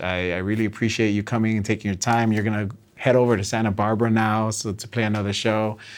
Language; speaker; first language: English; early bilingual, other home language; Spanish